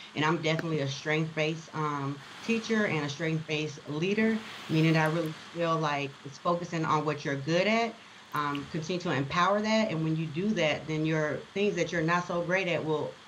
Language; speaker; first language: English; native; English